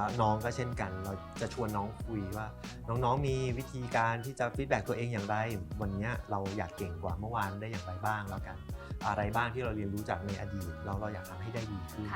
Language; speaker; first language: Thai; native; Thai